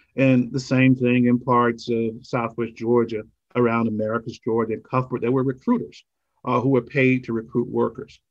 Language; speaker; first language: English; native; English